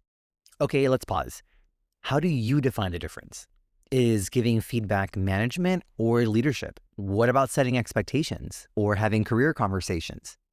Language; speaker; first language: English; native; English